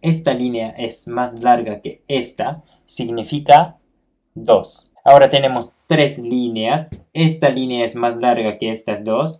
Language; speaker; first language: Spanish; non-native, fluent; Japanese